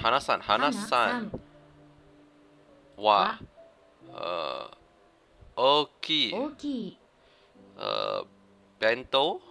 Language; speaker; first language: Japanese; non-native, learner; English